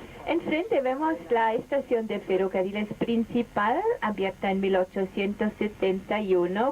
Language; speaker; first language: Spanish; non-native, fluent; German